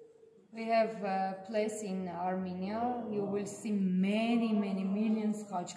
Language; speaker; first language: English; non-native, learner; Armenian